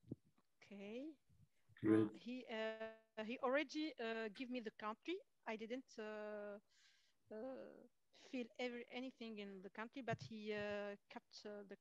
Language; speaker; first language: English; non-native, fluent; Arabic